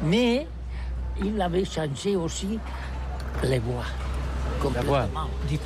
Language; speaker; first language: French; non-native, learner; Catalan